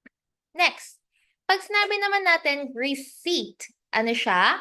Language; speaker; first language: Filipino; native; Filipino